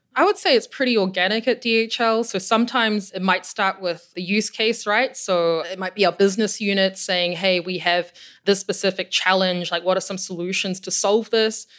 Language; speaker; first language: English; native; English